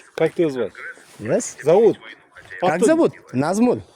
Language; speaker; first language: Russian; non-native, learner; Bangla